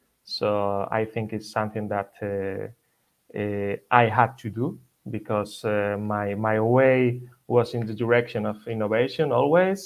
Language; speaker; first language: English; non-native, fluent; Spanish